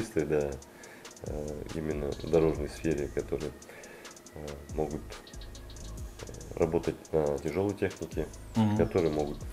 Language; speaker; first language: Russian; native; Russian